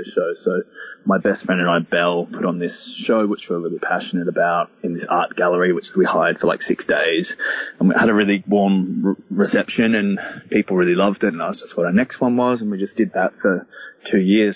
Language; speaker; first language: English; native; English